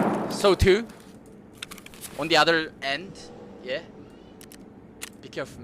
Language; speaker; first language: English; non-native, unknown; Korean